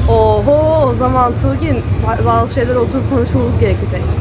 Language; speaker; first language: Turkish; native; Turkish